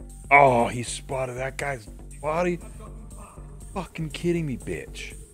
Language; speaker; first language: English; early bilingual, other home language; German